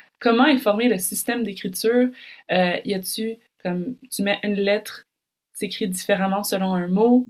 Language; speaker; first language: French; native; French